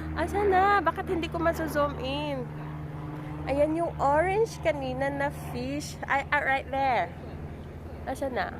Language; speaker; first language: Filipino; native; Filipino